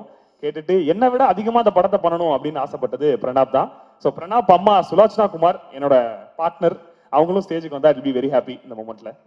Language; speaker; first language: Tamil; native; Tamil